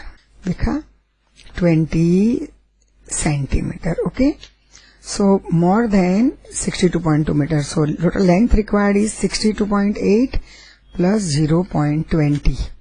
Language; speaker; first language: English; non-native, local second language; Gujarati